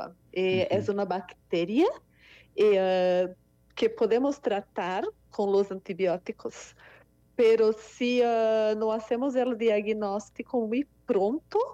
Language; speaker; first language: Spanish; non-native, fluent; Portuguese